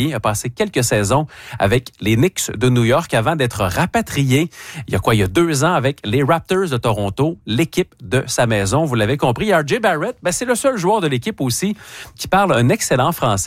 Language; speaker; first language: French; native; French